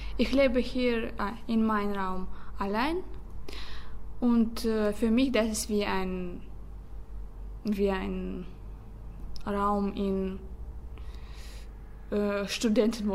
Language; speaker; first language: German; non-native, learner; Russian